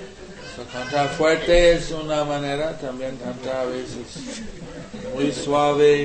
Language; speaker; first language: Spanish; non-native, learner; English